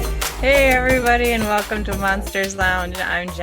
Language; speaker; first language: English; native; English